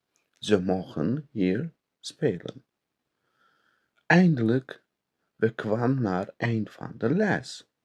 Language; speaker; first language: Dutch; non-native, learner; Turkish